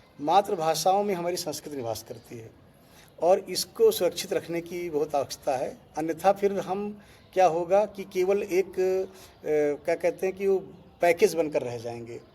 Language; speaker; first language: Hindi; native; Hindi